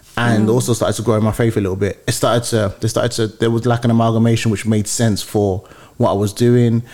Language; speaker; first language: English; early bilingual, other home language; Yoruba